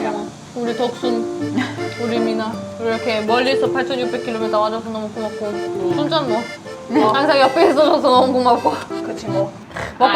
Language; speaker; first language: Korean; non-native, fluent; German